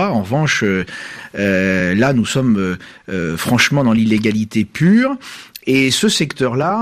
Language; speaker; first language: French; native; French